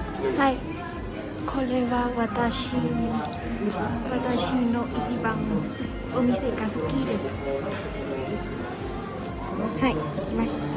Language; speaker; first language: Japanese; non-native, learner; Thai